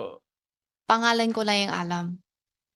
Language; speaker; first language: Filipino; non-native, learner; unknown